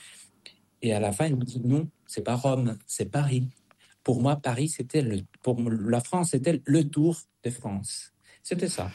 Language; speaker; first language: French; non-native, fluent; Spanish